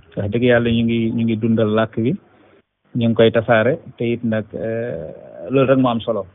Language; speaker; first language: Wolof; non-native, local second language; Fula